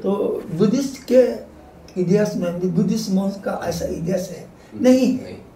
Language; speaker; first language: Hindi; non-native, fluent; Japanese